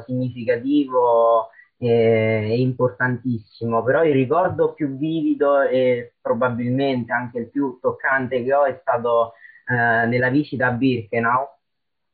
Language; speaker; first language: Italian; native; Italian